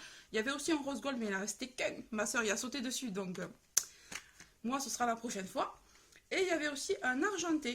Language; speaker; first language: French; native; French